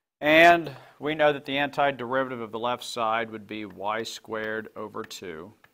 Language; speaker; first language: English; native; English